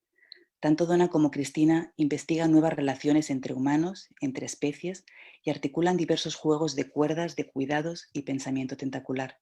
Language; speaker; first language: Spanish; native; Spanish